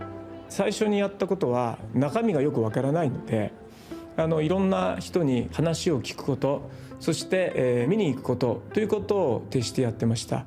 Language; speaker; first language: Japanese; native; Japanese